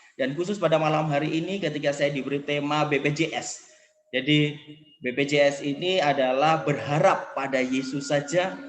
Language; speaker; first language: Indonesian; native; Indonesian